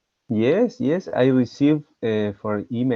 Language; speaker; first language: English; non-native, learner; Spanish